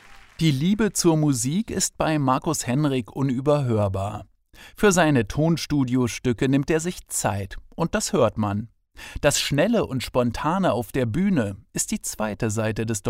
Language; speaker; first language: German; native; German